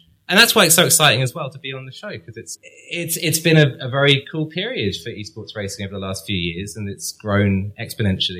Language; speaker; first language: English; native; English